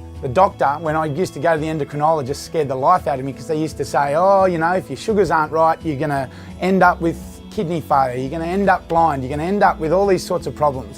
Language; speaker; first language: English; native; English